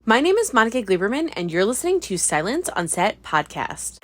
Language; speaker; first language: English; native; English